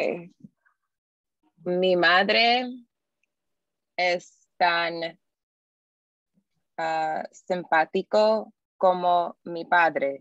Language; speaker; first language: Spanish; non-native, learner; English